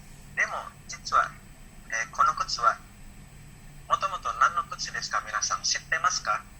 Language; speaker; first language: Japanese; non-native, learner; Indonesian